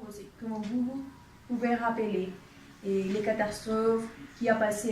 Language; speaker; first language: French; non-native, learner; Spanish